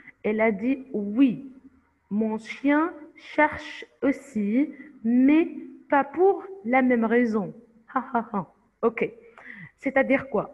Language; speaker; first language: French; non-native, fluent; Arabic